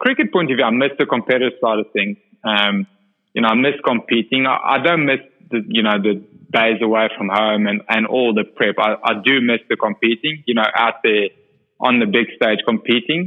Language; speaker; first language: English; non-native, local second language; Afrikaans